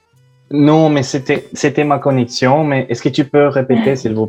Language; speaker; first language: French; non-native, fluent; Spanish